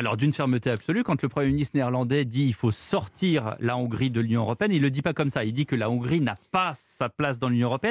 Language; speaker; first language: French; native; French